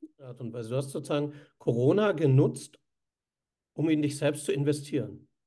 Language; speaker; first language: German; native; German